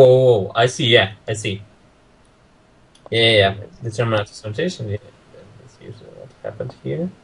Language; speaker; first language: English; non-native, learner; Russian